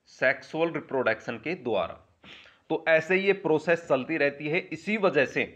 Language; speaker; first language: Hindi; native; Hindi